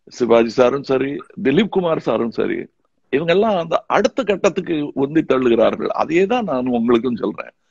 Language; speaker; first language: Tamil; native; Tamil